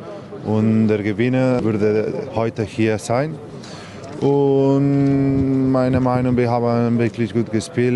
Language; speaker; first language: German; non-native, learner; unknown